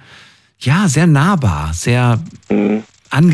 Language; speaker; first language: German; native; German